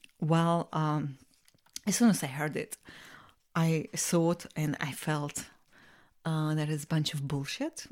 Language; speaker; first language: English; non-native, fluent; Russian